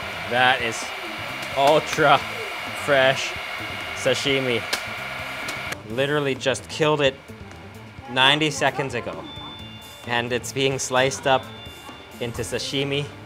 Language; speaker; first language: English; native; English